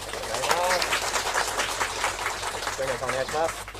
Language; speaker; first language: Japanese; native; Japanese